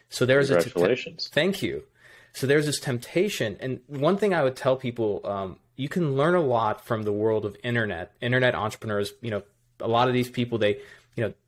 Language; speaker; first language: English; native; English